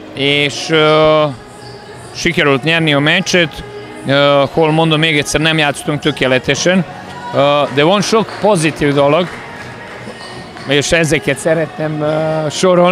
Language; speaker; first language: Hungarian; non-native, learner; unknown